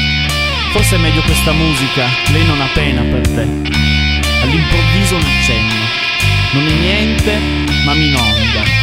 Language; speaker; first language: Italian; native; Italian